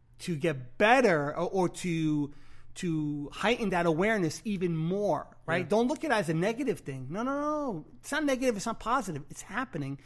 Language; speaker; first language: English; native; English